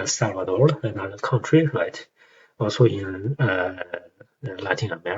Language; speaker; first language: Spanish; non-native, learner; Chinese